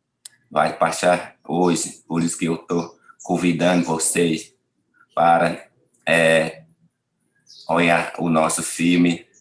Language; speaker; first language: Portuguese; non-native, local second language; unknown